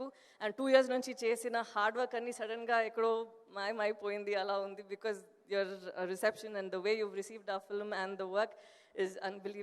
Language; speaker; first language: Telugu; non-native, local second language; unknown